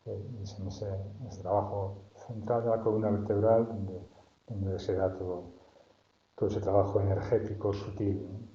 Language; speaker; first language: Spanish; native; Spanish